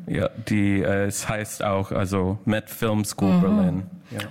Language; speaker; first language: German; non-native, learner; English